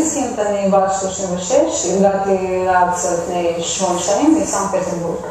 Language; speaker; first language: Hebrew; non-native, fluent; Russian